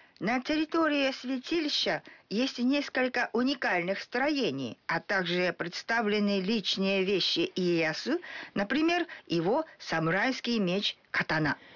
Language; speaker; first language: Russian; non-native, fluent; Japanese